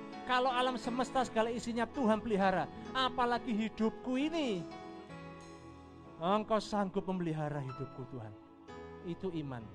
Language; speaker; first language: Indonesian; native; Indonesian